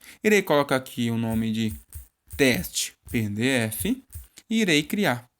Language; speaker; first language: Portuguese; native; Portuguese